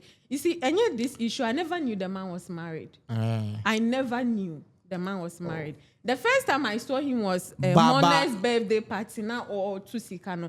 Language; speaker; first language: English; non-native, local second language; Akan